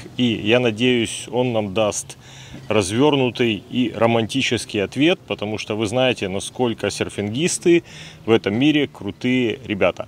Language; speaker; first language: Russian; native; Russian